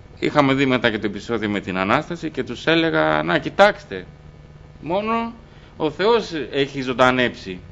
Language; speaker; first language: Greek; early bilingual, other home language; Albanian